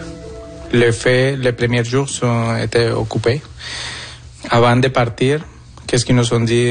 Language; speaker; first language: French; non-native, fluent; Spanish